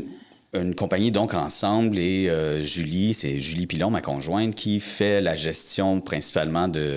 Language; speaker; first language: French; native; French